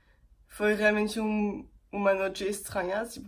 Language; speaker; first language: Portuguese; non-native, fluent; French